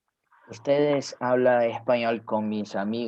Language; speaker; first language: Spanish; non-native, learner; Portuguese